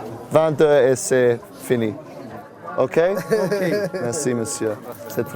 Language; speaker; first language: French; non-native, learner; English